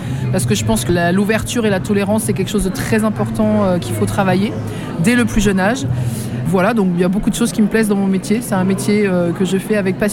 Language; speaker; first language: French; native; French